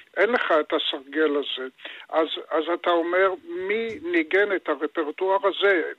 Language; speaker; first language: Hebrew; native; Hebrew